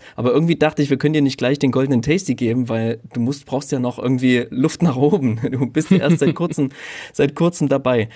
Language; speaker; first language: German; native; German